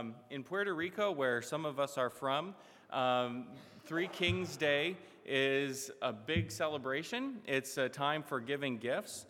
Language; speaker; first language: English; native; English